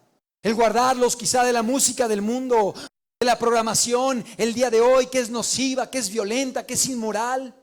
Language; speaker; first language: Spanish; native; Spanish